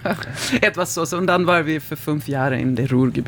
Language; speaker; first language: German; non-native, learner; Swedish